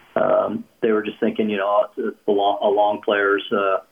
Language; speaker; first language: English; native; English